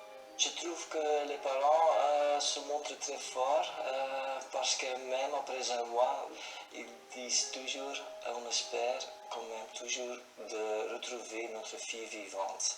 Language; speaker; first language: French; non-native, local second language; Dutch